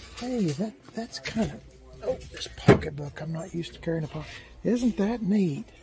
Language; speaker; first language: English; native; English